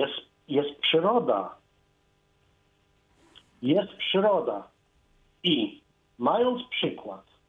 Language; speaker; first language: Polish; native; Polish